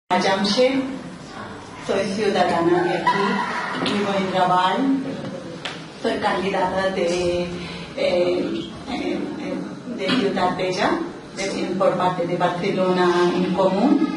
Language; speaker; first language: Spanish; non-native, local second language; Urdu